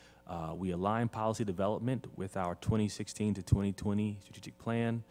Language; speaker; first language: English; native; English